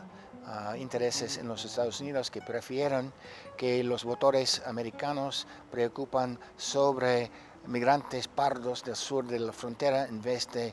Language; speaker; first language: Spanish; non-native, fluent; English